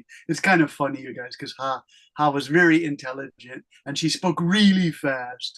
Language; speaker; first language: English; native; English